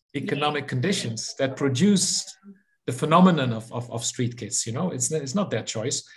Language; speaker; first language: English; non-native, fluent; Dutch